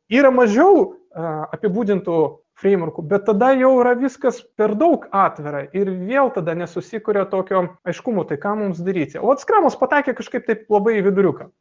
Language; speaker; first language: Lithuanian; non-native, local second language; Russian